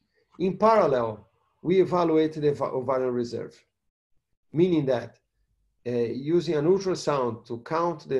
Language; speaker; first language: English; non-native, fluent; Portuguese